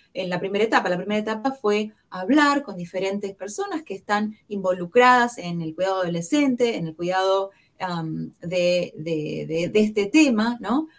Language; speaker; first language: Spanish; native; Spanish